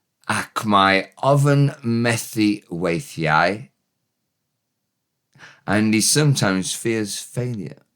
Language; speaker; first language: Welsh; non-native, learner; English